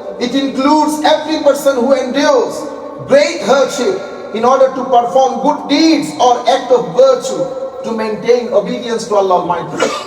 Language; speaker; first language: English; non-native, local second language; Bangla